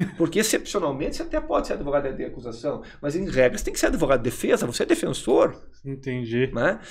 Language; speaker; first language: Portuguese; native; Portuguese